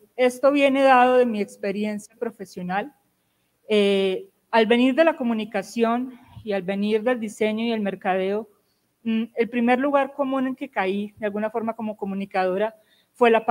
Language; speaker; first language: Spanish; native; Spanish